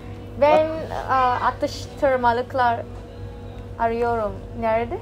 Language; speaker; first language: Turkish; non-native, learner; Indonesian